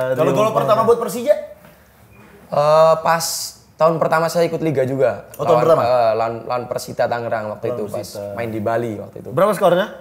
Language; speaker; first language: Indonesian; native; Indonesian